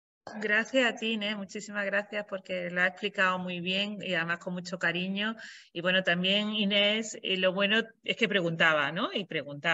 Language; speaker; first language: Spanish; native; Spanish